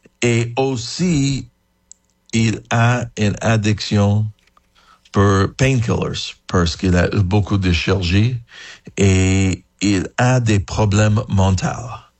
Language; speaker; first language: French; non-native, fluent; English